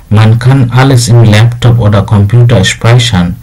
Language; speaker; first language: German; non-native, fluent; Bangla